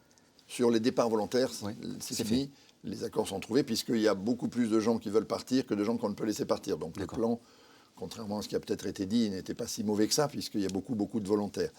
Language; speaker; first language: French; native; French